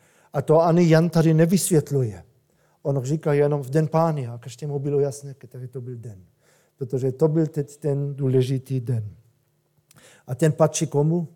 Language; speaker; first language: Czech; non-native, fluent; German